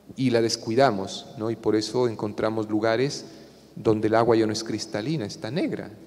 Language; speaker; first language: Spanish; non-native, local second language; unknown